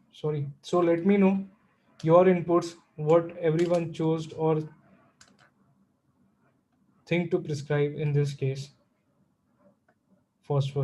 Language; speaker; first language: English; non-native, local second language; Hindi